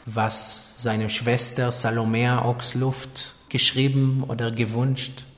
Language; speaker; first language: German; non-native, fluent; Hebrew